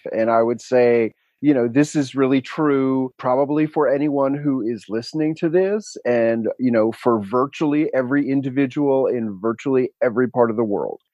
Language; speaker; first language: English; native; English